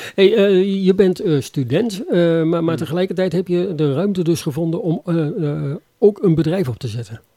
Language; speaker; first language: Dutch; native; Dutch